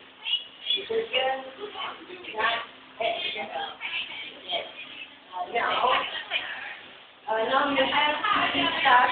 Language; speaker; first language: English; non-native, learner; Indonesian